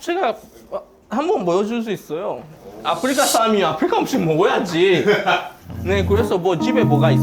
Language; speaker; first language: Korean; non-native, fluent; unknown